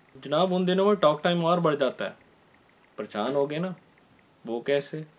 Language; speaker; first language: Urdu; native; Urdu